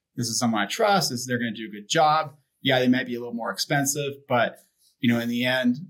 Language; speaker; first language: English; native; English